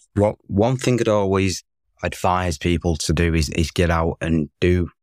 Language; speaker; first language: English; native; English